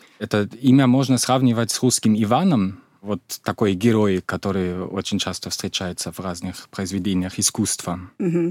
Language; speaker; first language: Russian; non-native, fluent; German